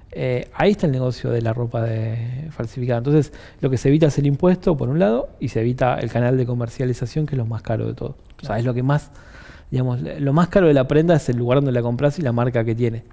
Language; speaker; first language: Spanish; native; Spanish